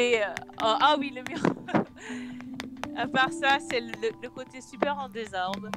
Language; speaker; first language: French; non-native, fluent; English